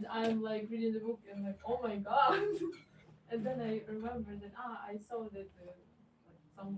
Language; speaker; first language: English; non-native, fluent; Ukrainian